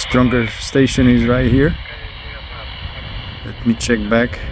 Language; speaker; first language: English; non-native, fluent; Slovak